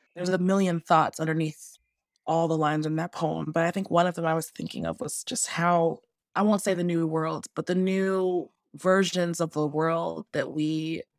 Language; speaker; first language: English; native; English